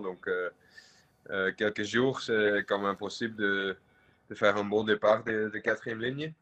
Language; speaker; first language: French; non-native, local second language; Dutch